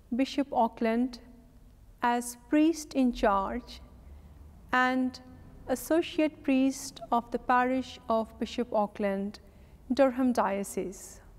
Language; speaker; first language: English; non-native, local second language; Punjabi